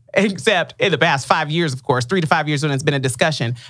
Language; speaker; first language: English; early bilingual, other home language; Akan